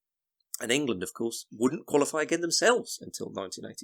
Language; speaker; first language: English; native; English